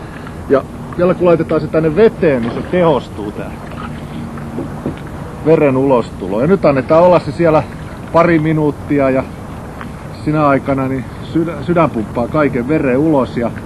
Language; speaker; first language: Finnish; native; Finnish